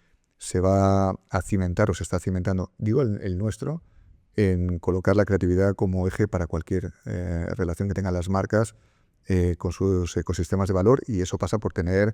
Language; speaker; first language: Spanish; native; Spanish